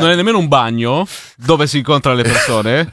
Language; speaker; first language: Italian; native; Italian